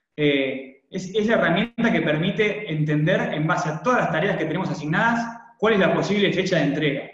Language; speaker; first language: Spanish; native; Spanish